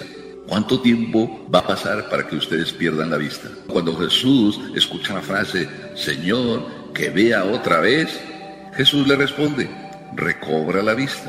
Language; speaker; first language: Spanish; native; Spanish